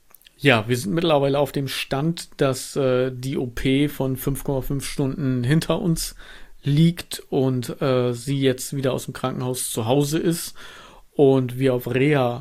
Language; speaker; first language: German; native; German